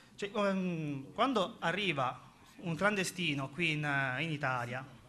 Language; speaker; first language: Italian; native; Italian